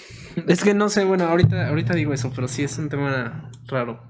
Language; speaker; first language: Spanish; native; Spanish